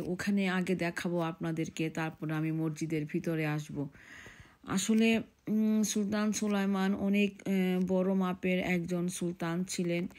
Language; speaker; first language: Bangla; early bilingual, heritage; Bangla